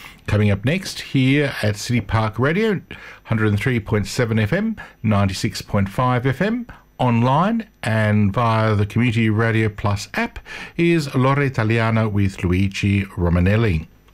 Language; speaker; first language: English; early bilingual, other home language; Italian